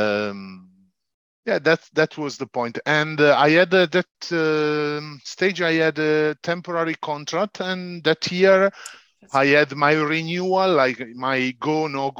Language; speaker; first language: English; non-native, fluent; Italian